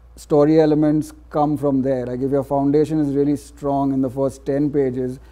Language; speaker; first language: English; non-native, local second language; Gujarati